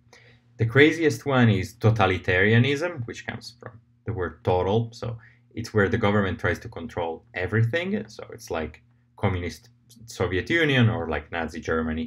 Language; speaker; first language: English; non-native, fluent; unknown